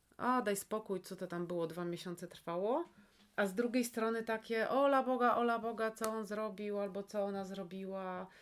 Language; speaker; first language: Polish; native; Polish